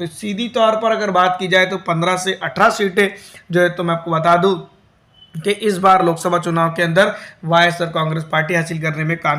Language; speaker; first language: Hindi; native; Hindi